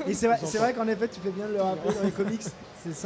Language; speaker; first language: French; native; French